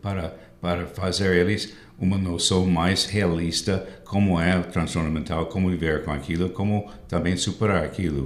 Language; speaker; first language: Portuguese; non-native, fluent; English